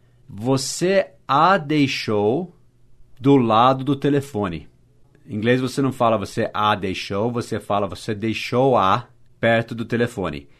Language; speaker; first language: Portuguese; non-native, fluent; English